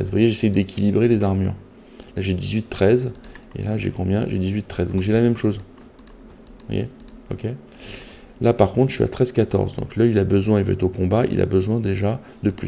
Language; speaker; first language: French; native; French